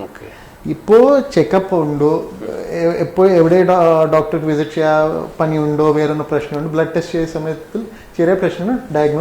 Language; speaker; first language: Malayalam; non-native, learner; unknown